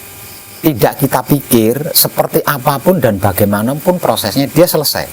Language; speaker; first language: Indonesian; non-native, local second language; Javanese